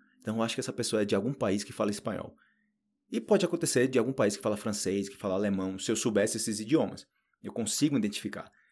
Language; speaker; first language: Portuguese; native; Portuguese